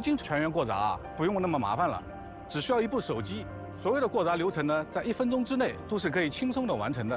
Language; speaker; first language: Chinese; native; Chinese